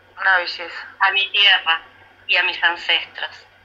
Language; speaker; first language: Spanish; native; Spanish